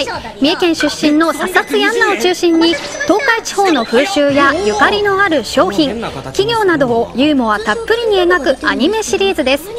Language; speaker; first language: Japanese; native; Japanese